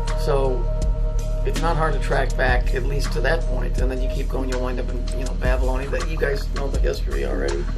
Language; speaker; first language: English; native; English